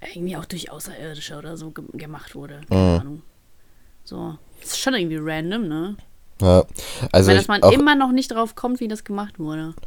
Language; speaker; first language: German; early bilingual, other home language; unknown